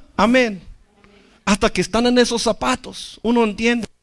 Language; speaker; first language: Spanish; non-native, fluent; English